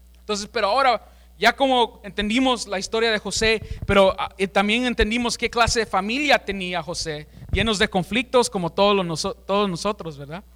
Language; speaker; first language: Spanish; early bilingual, heritage; Spanish